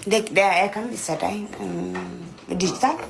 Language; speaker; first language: Norwegian; non-native, learner; Amharic